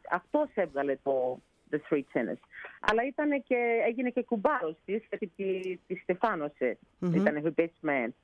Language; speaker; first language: Greek; early bilingual, heritage; Greek